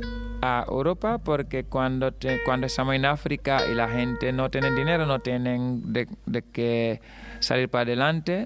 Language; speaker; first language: Spanish; non-native, fluent; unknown